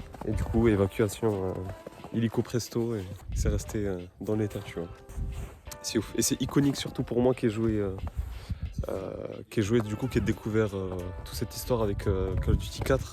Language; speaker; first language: French; native; French